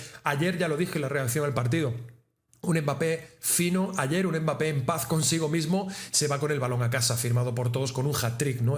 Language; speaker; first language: Spanish; native; Spanish